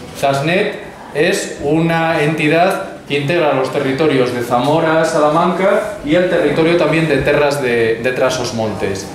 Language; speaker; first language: Spanish; native; Spanish